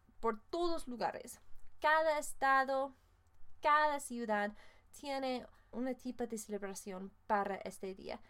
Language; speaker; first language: Spanish; non-native, fluent; English